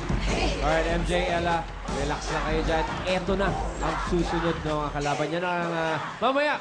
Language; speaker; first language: Filipino; native; Filipino